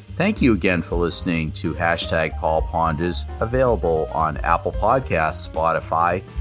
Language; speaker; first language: English; native; English